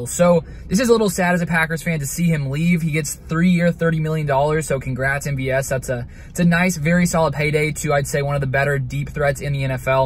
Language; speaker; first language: English; native; English